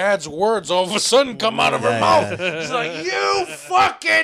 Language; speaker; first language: English; native; English